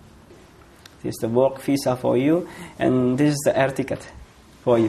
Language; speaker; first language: English; non-native, fluent; Indonesian